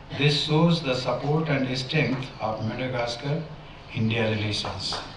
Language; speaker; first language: English; non-native, local second language; Hindi